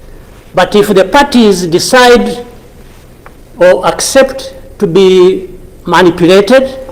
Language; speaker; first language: English; non-native, local second language; Kinyarwanda